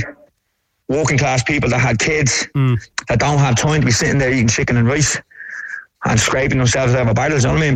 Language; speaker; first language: English; native; English